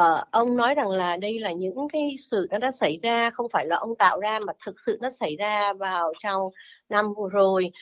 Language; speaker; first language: Vietnamese; native; Vietnamese